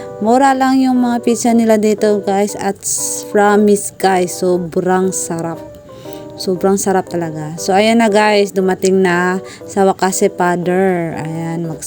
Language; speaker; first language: Filipino; non-native, local second language; Cebuano